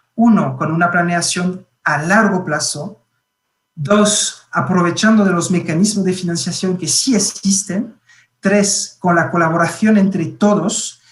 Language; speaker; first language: Spanish; non-native, fluent; French